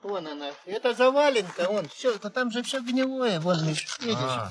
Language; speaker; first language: Russian; native; Russian